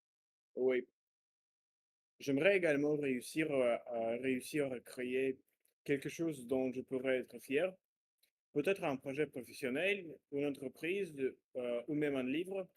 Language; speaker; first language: French; non-native, learner; Russian